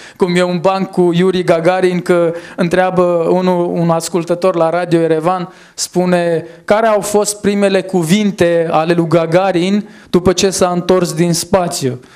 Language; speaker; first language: Romanian; non-native, fluent; Armenian